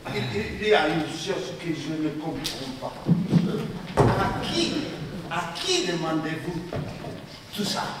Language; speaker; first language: French; non-native, learner; Spanish